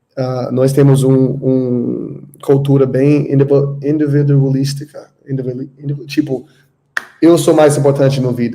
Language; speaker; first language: Portuguese; non-native, learner; English